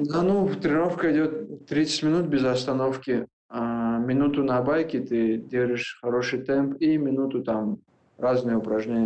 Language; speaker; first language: Russian; non-native, local second language; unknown